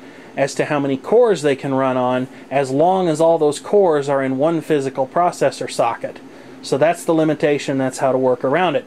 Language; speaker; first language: English; native; English